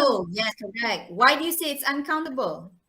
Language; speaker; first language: English; non-native, local second language; Malay